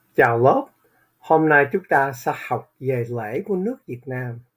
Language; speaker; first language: Vietnamese; early bilingual, heritage; Vietnamese